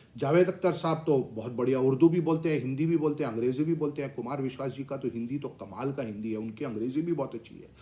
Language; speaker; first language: Hindi; non-native, local second language; Tamil